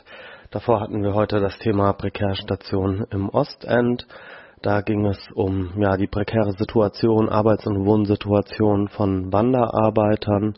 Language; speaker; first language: German; native; German